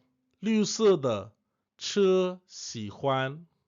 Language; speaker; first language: Chinese; non-native, fluent; English